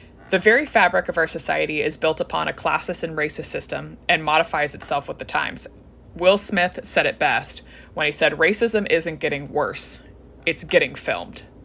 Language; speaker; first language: English; native; English